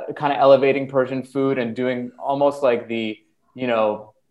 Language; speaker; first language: English; early bilingual, other home language; Persian